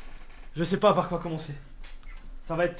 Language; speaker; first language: French; native; French